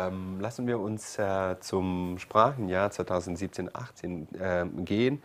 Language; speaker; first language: German; non-native, fluent; Ukrainian